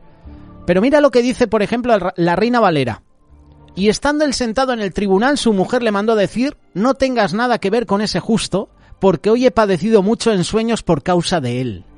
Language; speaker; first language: Spanish; native; Spanish